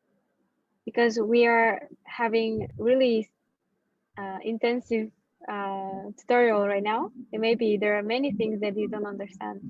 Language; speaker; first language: English; non-native, fluent; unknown